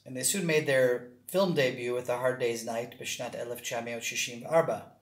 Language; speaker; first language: English; native; English